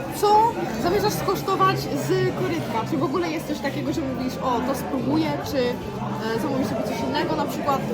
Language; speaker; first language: Polish; native; Polish